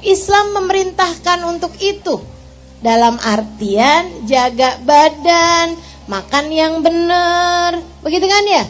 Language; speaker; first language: Indonesian; native; Indonesian